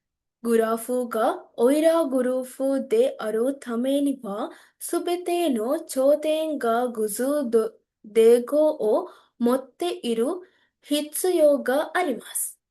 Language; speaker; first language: Japanese; non-native, learner; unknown